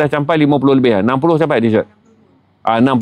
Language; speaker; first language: Malay; native; Malay